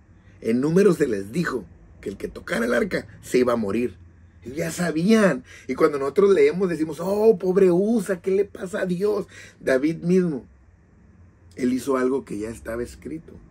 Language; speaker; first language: Spanish; native; Spanish